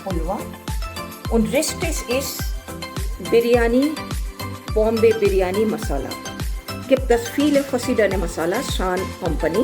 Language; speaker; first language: German; non-native, learner; Hindi